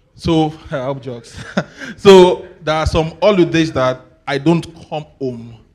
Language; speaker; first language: English; non-native, local second language; Yoruba